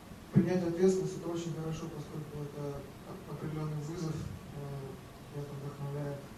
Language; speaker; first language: Russian; native; Russian